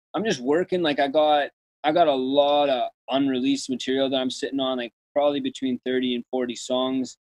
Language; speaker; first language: English; native; English